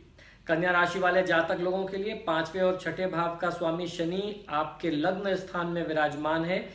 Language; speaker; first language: Hindi; native; Hindi